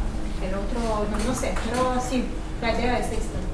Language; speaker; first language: Spanish; non-native, fluent; Italian